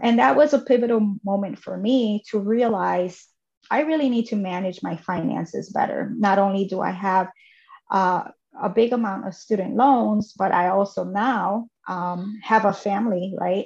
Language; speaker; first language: English; native; English